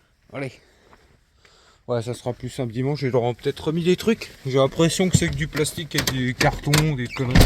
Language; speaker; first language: French; native; French